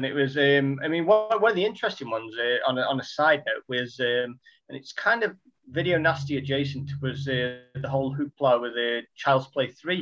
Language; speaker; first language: English; native; English